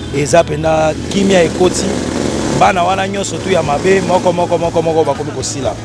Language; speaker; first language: Lingala; native; Lingala